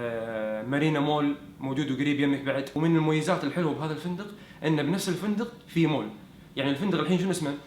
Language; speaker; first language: Arabic; native; Arabic